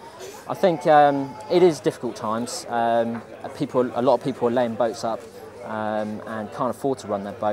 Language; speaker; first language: English; native; English